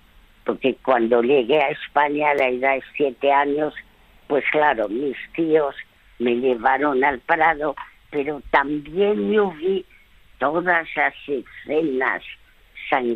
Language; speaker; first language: Spanish; early bilingual, other home language; French